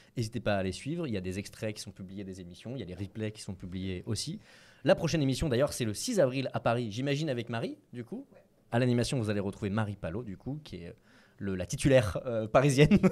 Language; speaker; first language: French; native; French